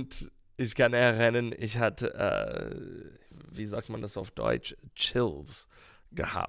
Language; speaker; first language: German; non-native, fluent; English